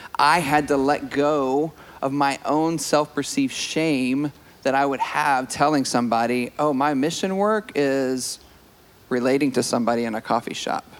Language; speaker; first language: English; native; English